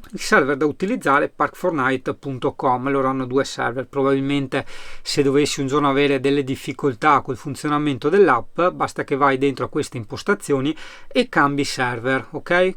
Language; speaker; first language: Italian; native; Italian